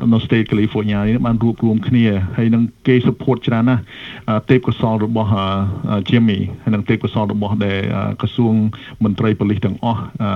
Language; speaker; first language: Khmer; early bilingual, other home language; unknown